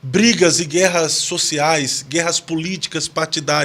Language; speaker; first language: Portuguese; native; Portuguese